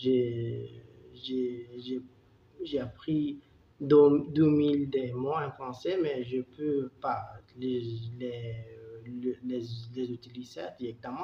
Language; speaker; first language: French; non-native, learner; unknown